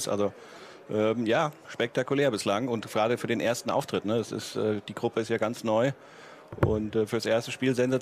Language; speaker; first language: German; native; German